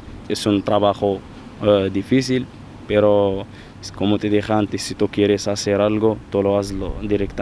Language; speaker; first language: Spanish; non-native, fluent; Arabic